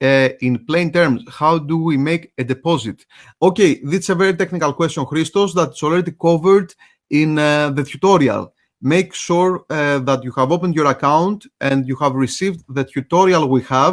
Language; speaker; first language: English; non-native, fluent; Greek